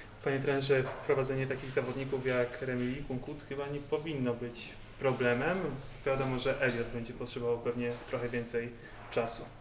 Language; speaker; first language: Polish; native; Polish